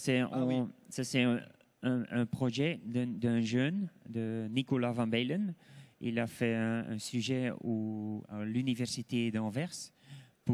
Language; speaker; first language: French; non-native, local second language; Dutch